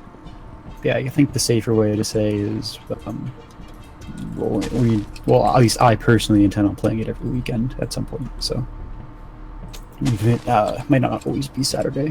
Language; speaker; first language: English; native; English